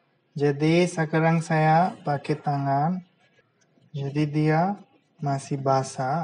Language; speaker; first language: Indonesian; non-native, fluent; Bangla